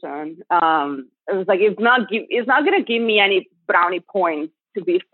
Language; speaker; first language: English; non-native, fluent; Italian